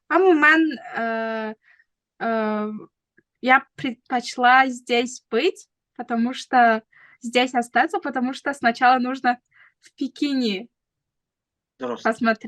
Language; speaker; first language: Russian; non-native, local second language; Tajik